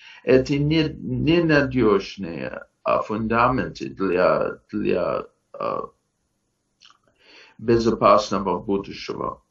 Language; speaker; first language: Russian; non-native, fluent; English